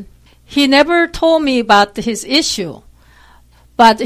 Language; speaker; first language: English; non-native, fluent; Korean